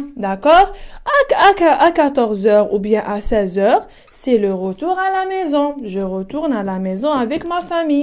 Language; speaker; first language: French; non-native, local second language; Arabic